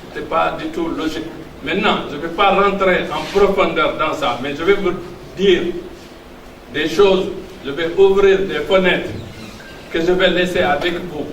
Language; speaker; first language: French; non-native, local second language; Fula